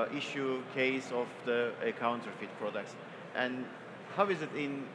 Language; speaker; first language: English; non-native, fluent; Turkish